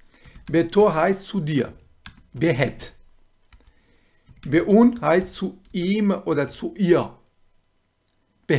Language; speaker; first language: German; non-native, fluent; Persian